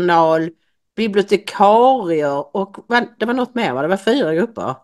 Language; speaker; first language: Swedish; native; Swedish